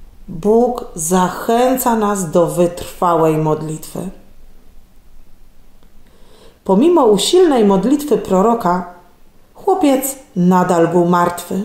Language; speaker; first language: Polish; native; Polish